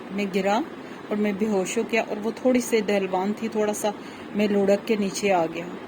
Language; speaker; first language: Urdu; non-native, local second language; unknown